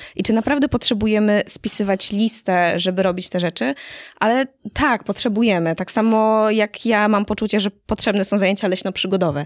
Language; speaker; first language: Polish; native; Polish